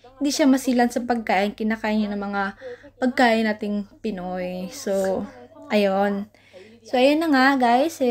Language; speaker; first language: Filipino; non-native, local second language; Cebuano